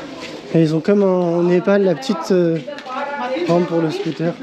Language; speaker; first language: French; native; French